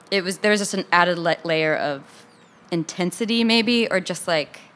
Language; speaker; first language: English; native; English